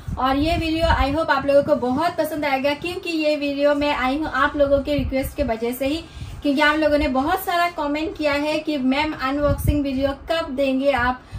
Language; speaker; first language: Hindi; non-native, local second language; Bangla